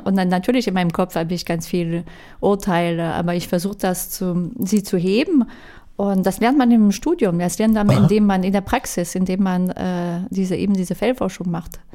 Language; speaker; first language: German; non-native, fluent; French